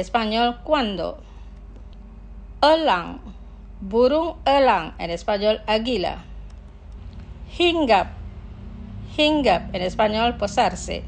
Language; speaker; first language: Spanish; non-native, fluent; Indonesian